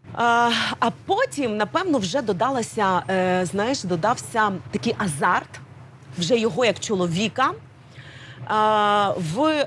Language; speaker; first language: Ukrainian; native; Ukrainian